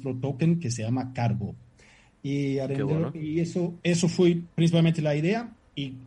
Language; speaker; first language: Spanish; non-native, fluent; German